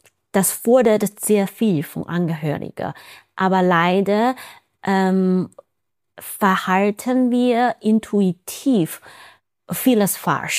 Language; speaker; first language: German; non-native, fluent; Chinese